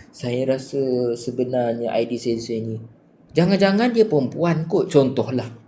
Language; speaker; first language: Malay; native; Malay